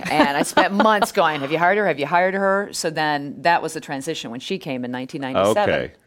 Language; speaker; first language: English; native; English